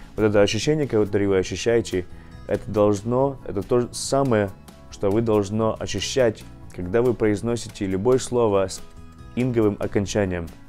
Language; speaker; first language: Russian; early bilingual, heritage; Russian